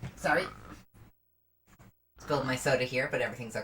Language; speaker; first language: English; native; English